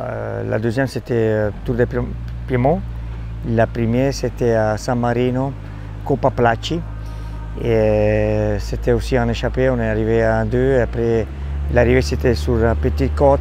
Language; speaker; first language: French; non-native, fluent; Italian